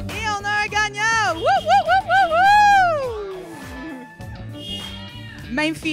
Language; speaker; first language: French; native; French